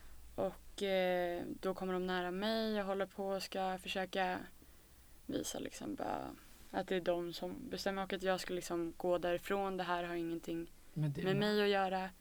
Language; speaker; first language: Swedish; native; Swedish